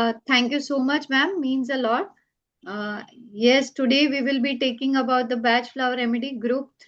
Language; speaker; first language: English; non-native, local second language; Gujarati